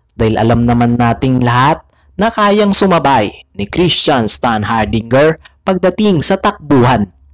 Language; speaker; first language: Filipino; native; Filipino